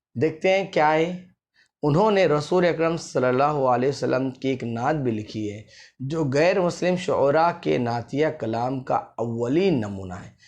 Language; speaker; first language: Urdu; native; Urdu